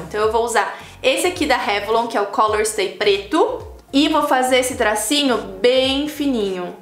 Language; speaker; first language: Portuguese; native; Portuguese